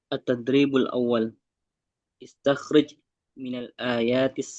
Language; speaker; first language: Arabic; non-native, learner; Indonesian